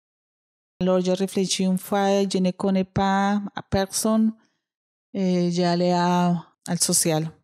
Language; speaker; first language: French; non-native, learner; Spanish